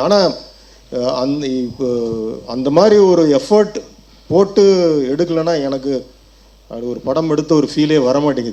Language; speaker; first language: Tamil; native; Tamil